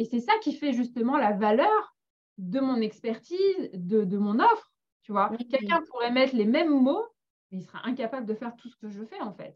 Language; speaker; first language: French; native; French